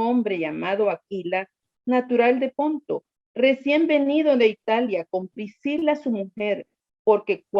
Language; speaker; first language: Spanish; native; Spanish